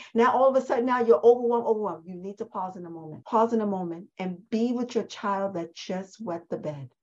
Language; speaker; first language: English; native; English